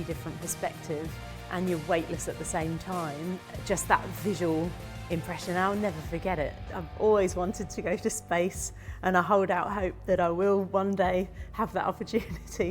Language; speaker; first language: English; native; English